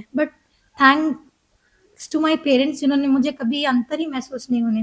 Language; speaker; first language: Hindi; native; Hindi